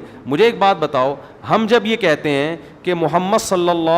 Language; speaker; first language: Urdu; native; Urdu